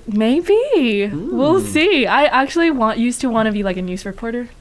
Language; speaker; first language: English; non-native, fluent; Chinese